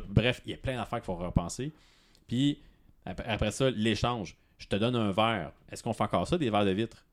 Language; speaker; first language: French; native; French